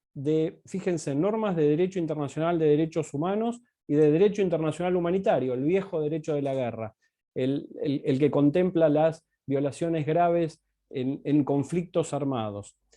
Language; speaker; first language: Spanish; native; Spanish